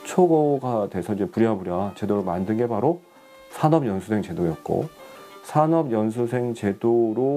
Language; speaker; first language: Korean; native; Korean